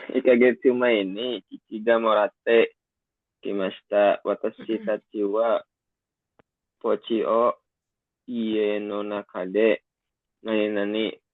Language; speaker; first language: Japanese; non-native, learner; Indonesian